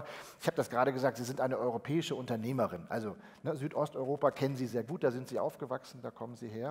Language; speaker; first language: German; native; German